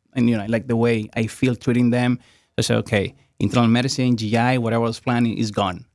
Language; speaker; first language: English; non-native, fluent; Spanish